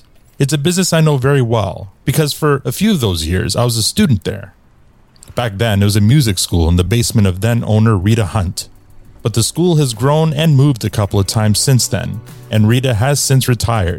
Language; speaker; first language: English; native; English